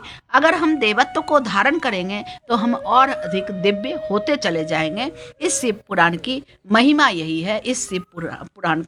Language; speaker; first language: Hindi; native; Hindi